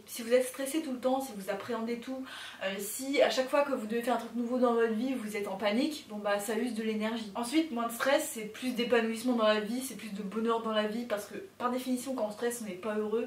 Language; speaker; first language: French; native; French